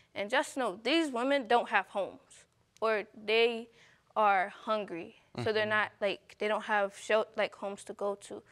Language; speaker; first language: English; native; English